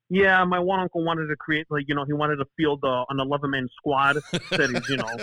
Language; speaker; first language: English; early bilingual, other home language; Greek